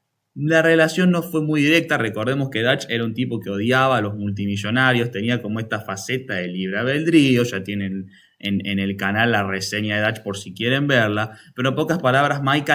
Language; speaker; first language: Spanish; native; Spanish